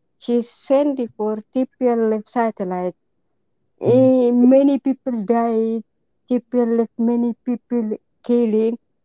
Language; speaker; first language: English; non-native, learner; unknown